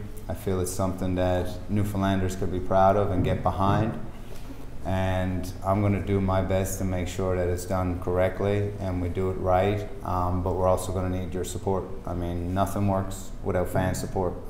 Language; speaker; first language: English; native; English